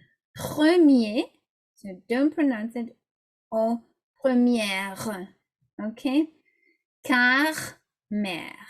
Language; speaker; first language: French; non-native, fluent; English